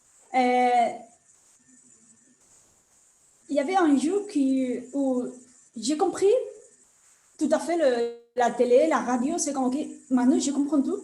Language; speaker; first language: French; non-native, learner; Spanish